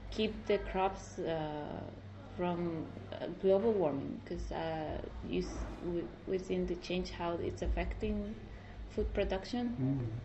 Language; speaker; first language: English; non-native, fluent; Spanish